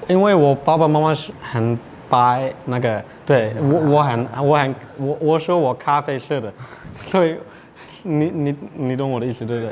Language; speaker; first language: Chinese; non-native, learner; Dutch